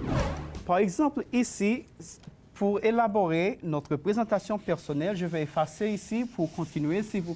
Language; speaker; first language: French; non-native, fluent; Spanish